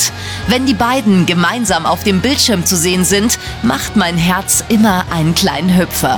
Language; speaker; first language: German; native; German